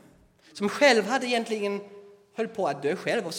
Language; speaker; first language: Swedish; non-native, fluent; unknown